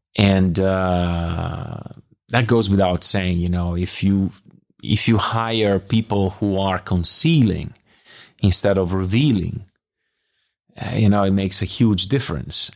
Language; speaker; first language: English; non-native, fluent; Italian